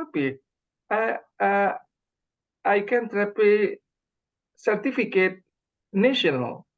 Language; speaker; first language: English; non-native, learner; Indonesian